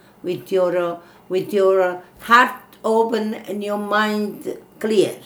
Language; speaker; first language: English; non-native, fluent; Italian